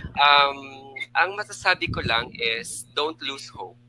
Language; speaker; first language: Filipino; non-native, local second language; Hiligaynon